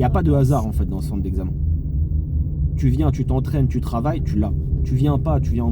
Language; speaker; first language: French; native; French